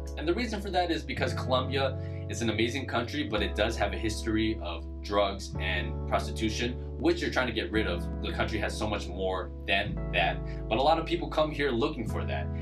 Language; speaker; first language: English; native; English